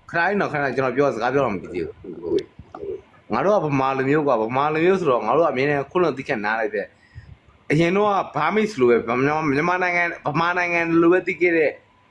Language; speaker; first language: Burmese; native; Burmese